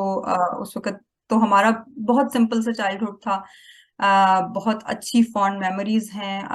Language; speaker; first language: Urdu; native; Urdu